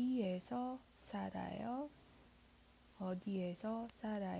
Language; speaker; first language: Korean; non-native, fluent; Iloko